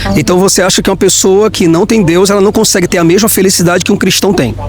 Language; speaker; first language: Portuguese; native; Portuguese